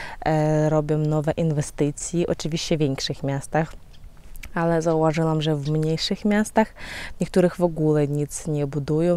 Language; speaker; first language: Polish; non-native, fluent; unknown